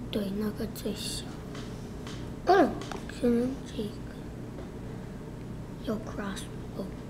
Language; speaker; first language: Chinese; early bilingual, heritage; Chinese